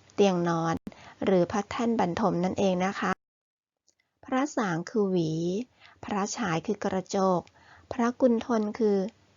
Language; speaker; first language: Thai; native; Thai